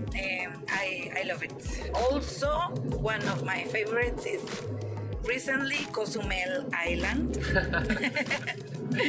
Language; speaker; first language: English; non-native, fluent; Spanish